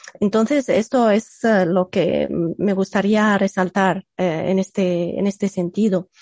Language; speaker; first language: Spanish; non-native, fluent; Arabic